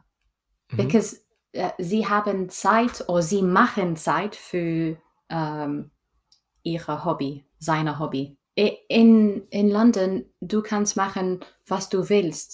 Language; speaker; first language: German; non-native, learner; English